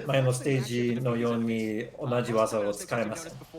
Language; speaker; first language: Japanese; non-native, learner; English